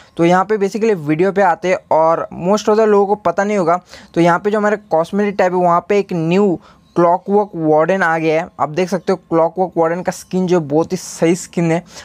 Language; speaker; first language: Hindi; native; Hindi